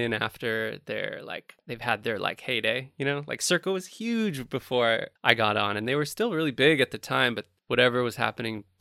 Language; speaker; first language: English; native; English